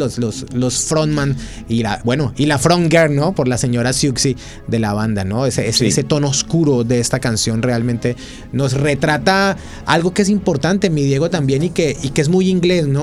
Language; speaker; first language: Spanish; native; Spanish